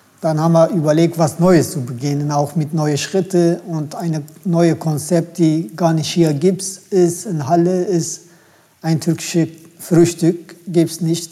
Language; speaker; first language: German; non-native, fluent; Turkish